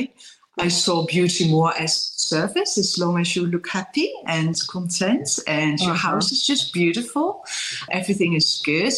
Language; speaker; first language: English; non-native, fluent; Dutch